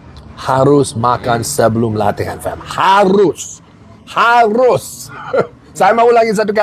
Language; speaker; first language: Indonesian; non-native, learner; English